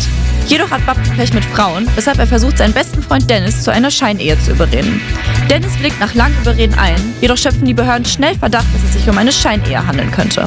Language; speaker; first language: German; native; German